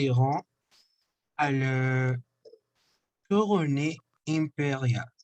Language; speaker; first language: French; non-native, learner; Spanish